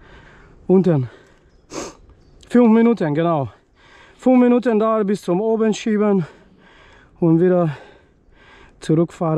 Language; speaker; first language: German; non-native, fluent; Polish